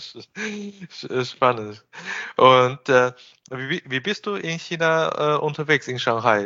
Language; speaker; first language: German; non-native, fluent; Chinese